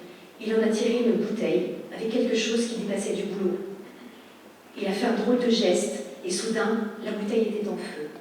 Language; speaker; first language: French; native; French